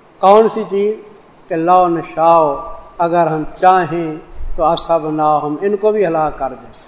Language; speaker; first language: Urdu; non-native, local second language; Saraiki